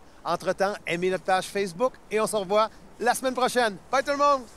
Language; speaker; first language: French; native; French